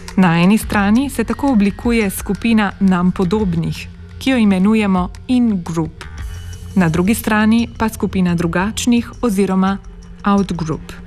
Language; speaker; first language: Slovenian; native; Slovenian